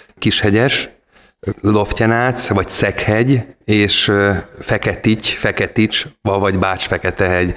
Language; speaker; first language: Hungarian; native; Hungarian